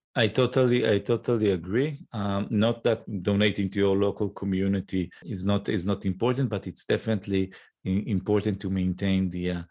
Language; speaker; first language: English; non-native, fluent; Hebrew